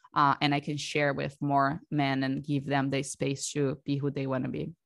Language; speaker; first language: English; non-native, fluent; Portuguese